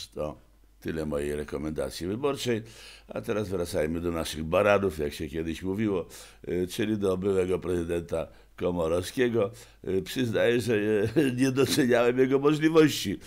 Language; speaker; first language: Polish; native; Polish